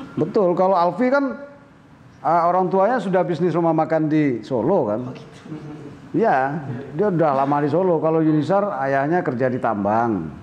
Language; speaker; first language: Indonesian; non-native, local second language; Minangkabau